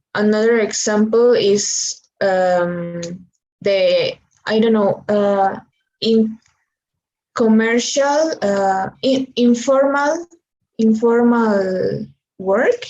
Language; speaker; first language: English; non-native, learner; Spanish